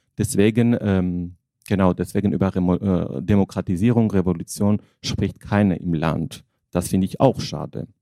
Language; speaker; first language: German; non-native, fluent; Armenian